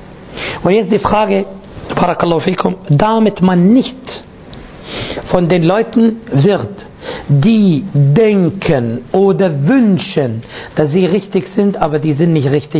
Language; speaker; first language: German; non-native, fluent; Arabic